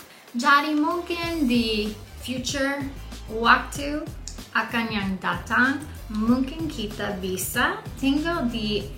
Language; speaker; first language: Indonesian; non-native, learner; English